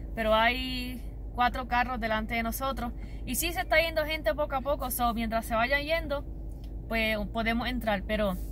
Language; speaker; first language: Spanish; native; Spanish